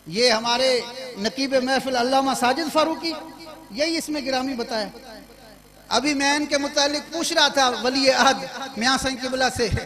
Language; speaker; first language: Urdu; non-native, local second language; Sindhi